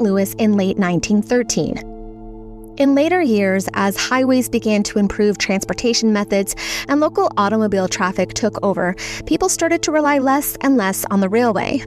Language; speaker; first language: English; native; English